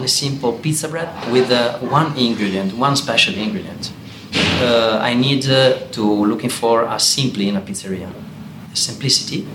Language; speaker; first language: English; non-native, learner; Italian